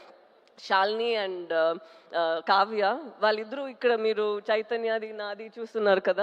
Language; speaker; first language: Telugu; non-native, local second language; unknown